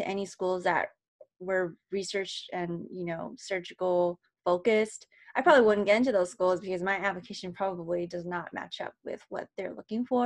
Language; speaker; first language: English; native; English